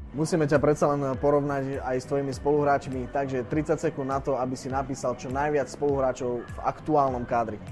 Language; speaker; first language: Slovak; native; Slovak